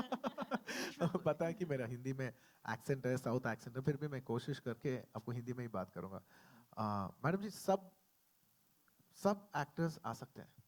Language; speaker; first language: Hindi; non-native, local second language; Telugu